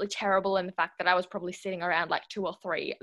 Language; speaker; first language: English; native; English